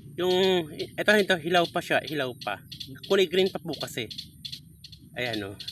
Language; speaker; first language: Filipino; native; Filipino